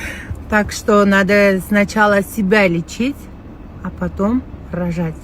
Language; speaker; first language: Russian; non-native, local second language; Uzbek